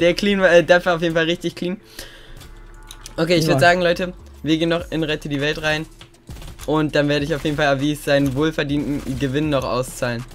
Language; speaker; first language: German; native; German